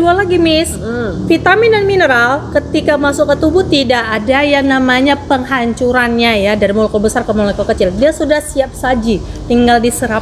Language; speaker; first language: Indonesian; native; Indonesian